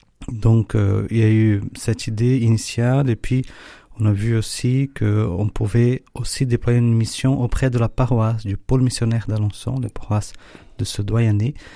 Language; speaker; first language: French; non-native, fluent; Portuguese